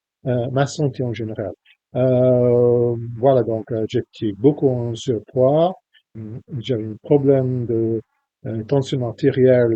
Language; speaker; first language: French; non-native, fluent; English